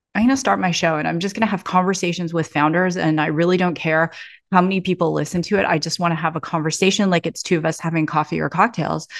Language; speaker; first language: English; native; English